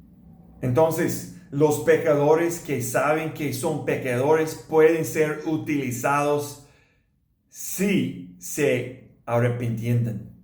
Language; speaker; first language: Spanish; non-native, learner; English